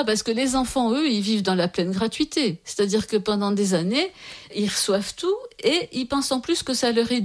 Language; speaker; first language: French; native; French